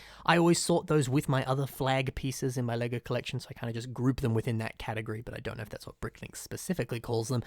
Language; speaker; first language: English; native; English